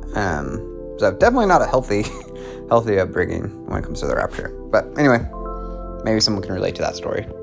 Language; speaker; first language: English; native; English